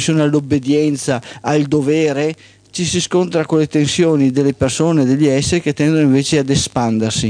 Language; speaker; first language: Italian; native; Italian